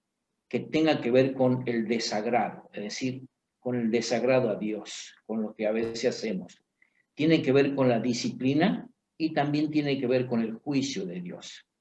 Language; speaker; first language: Spanish; native; Spanish